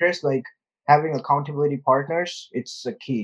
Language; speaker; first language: English; non-native, local second language; Urdu